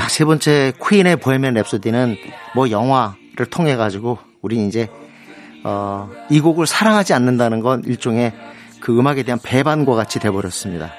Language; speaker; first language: Korean; native; Korean